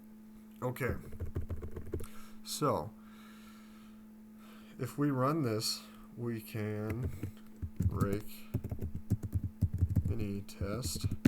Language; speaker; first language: English; native; English